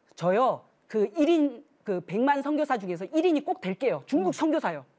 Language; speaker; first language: Korean; native; Korean